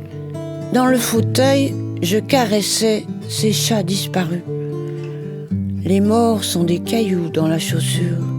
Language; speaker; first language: French; native; French